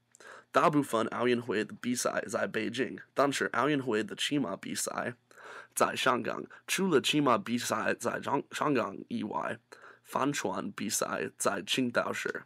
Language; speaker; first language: Chinese; non-native, learner; English